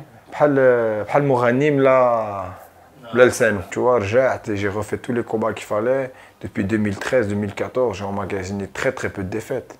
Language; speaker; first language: French; early bilingual, other home language; Arabic